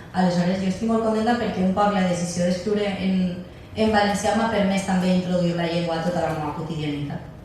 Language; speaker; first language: Catalan; non-native, local second language; Spanish